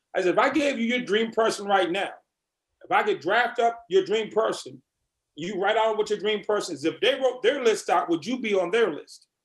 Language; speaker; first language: English; native; English